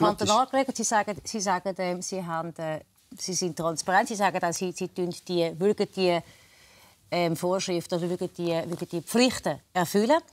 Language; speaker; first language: German; native; German